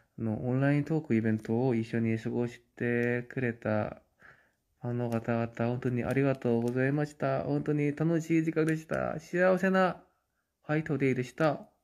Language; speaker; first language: Japanese; non-native, fluent; Korean